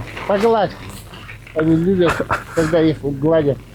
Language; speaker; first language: Russian; non-native, local second language; Yakut